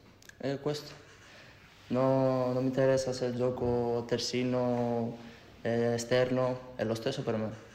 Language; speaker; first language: Italian; non-native, learner; Greek